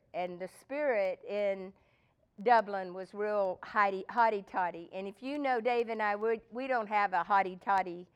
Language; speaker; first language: English; native; English